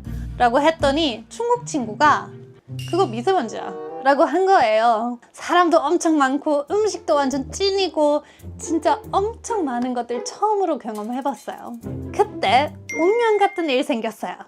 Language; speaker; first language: Korean; non-native, fluent; German